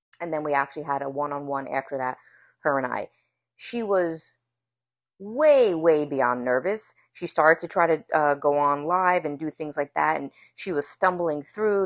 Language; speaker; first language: English; native; English